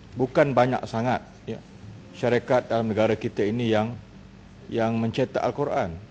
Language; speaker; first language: Malay; native; Malay